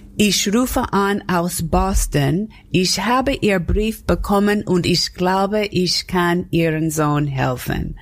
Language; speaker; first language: German; non-native, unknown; English